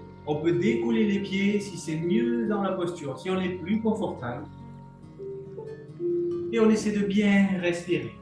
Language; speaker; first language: French; native; French